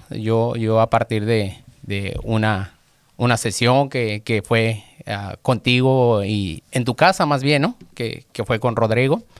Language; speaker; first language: Spanish; native; Spanish